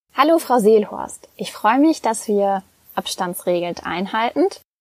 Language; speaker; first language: German; native; German